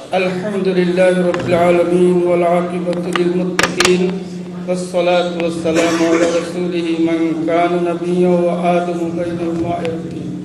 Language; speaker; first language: Urdu; non-native, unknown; Bangla